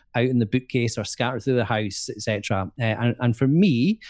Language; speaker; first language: English; native; English